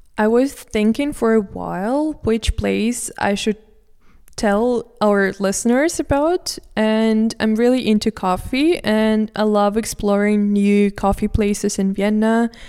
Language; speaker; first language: English; non-native, fluent; Russian